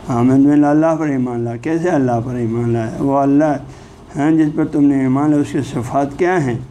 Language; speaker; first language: Urdu; non-native, local second language; Balti